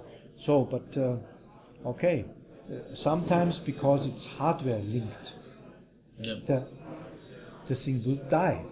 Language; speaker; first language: English; non-native, fluent; German